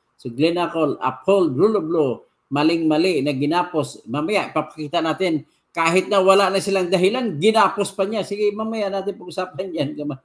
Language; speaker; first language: Filipino; non-native, local second language; Cebuano